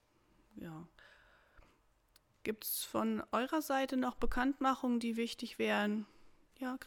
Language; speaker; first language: German; native; German